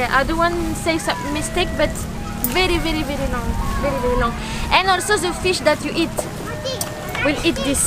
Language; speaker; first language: English; non-native, learner; French